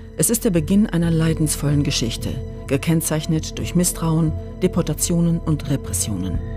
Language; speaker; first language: German; native; German